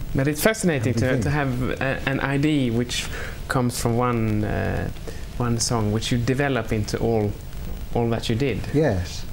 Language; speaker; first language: English; non-native, fluent; Swedish